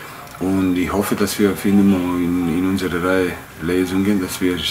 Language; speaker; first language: German; non-native, fluent; Bosnian